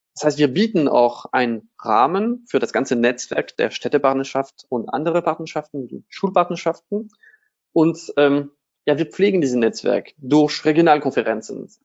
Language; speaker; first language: German; non-native, fluent; French